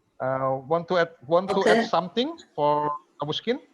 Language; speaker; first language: English; non-native, fluent; Indonesian